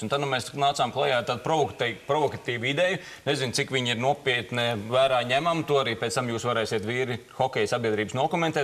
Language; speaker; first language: Latvian; native; Latvian